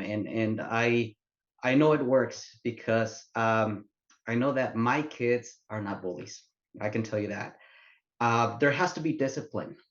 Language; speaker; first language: English; non-native, fluent; Spanish